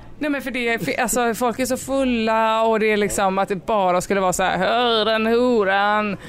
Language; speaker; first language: Swedish; native; Swedish